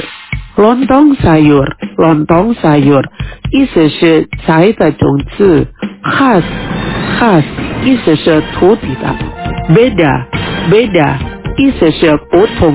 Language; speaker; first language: Chinese; early bilingual, heritage; Chinese